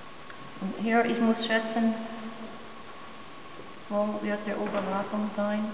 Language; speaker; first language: German; non-native, learner; English